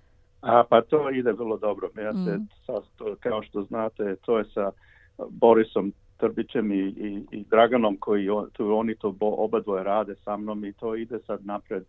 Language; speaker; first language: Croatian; early bilingual, heritage; Croatian